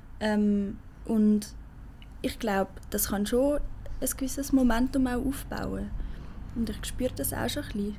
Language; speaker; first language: German; native; German